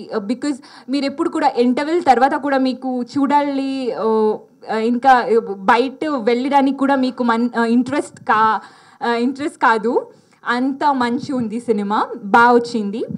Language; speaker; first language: Telugu; non-native, learner; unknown